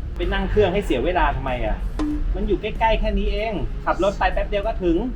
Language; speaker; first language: Thai; native; Thai